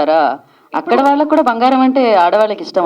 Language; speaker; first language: Telugu; native; Telugu